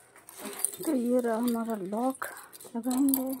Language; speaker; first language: Hindi; native; Hindi